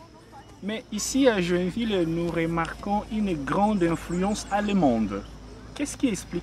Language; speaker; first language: French; non-native, fluent; Portuguese